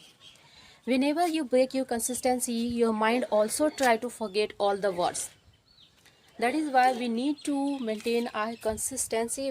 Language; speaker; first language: English; non-native, learner; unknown